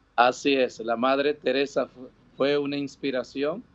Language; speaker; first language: Spanish; native; Spanish